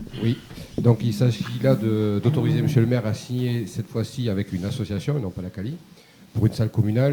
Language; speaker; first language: French; native; French